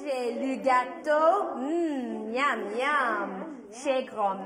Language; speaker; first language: French; non-native, fluent; English